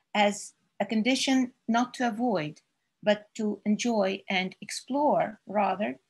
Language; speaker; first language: English; non-native, fluent; Russian